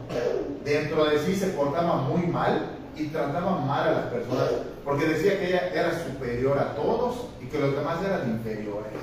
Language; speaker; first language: Spanish; native; Spanish